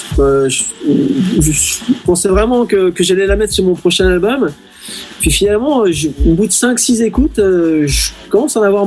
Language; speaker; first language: French; native; French